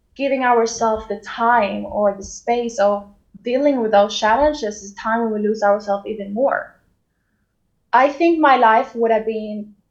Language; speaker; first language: English; non-native, fluent; Swedish